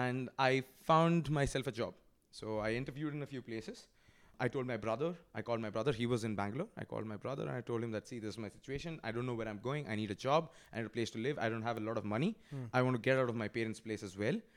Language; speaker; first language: English; non-native, local second language; Odia